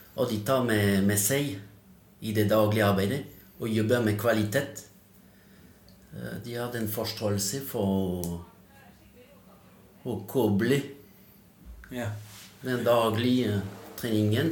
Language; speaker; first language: Norwegian; non-native, fluent; French